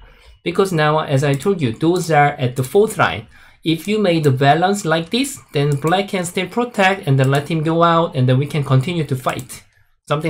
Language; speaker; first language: English; non-native, fluent; Korean